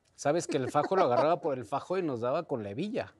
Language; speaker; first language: Spanish; native; Spanish